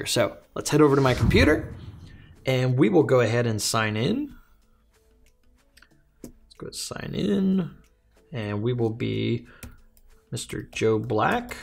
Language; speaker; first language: English; native; English